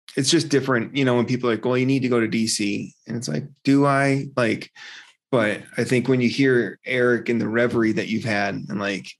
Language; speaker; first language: English; native; English